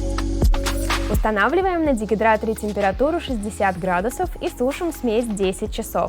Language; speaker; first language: Russian; native; Russian